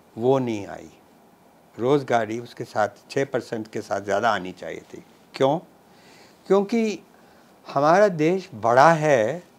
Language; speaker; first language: Hindi; non-native, local second language; Punjabi